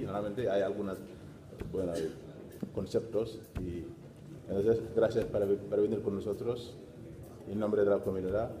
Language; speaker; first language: Spanish; non-native, fluent; Wolof